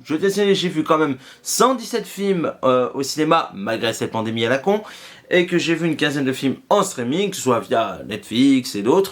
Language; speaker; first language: French; native; French